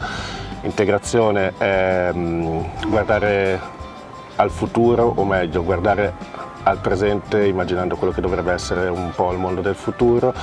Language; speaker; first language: Italian; native; Italian